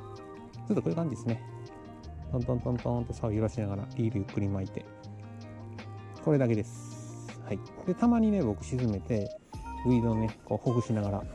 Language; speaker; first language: Japanese; native; Japanese